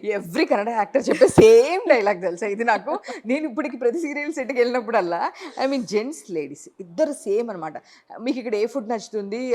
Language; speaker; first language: Telugu; native; Telugu